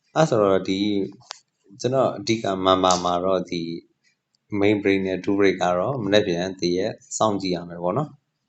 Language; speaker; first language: Burmese; native; Burmese